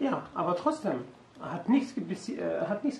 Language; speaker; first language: German; non-native, learner; Arabic